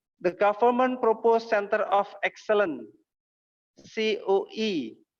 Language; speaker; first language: English; non-native, learner; Indonesian